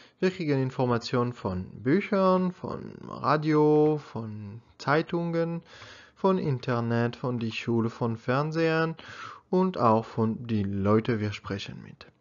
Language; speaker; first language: German; non-native, learner; French